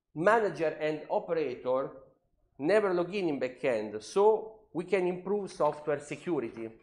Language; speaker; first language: English; non-native, learner; Italian